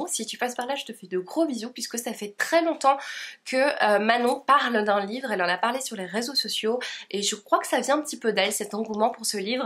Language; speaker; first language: French; native; French